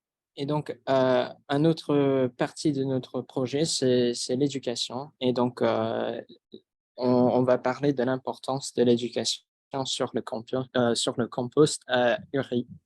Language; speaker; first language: French; non-native, fluent; English